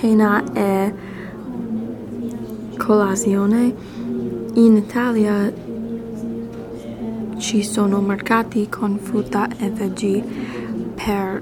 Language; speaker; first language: Italian; non-native, learner; English